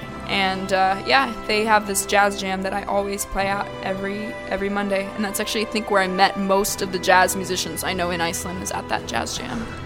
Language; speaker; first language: English; early bilingual, other home language; Russian